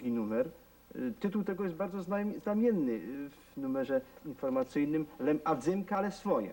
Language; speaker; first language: Polish; non-native, local second language; Rusyn